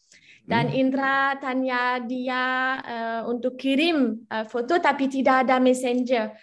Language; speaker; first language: Indonesian; non-native, learner; French